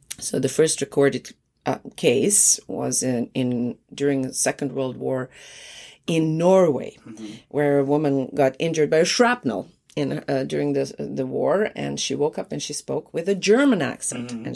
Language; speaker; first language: English; non-native, fluent; Croatian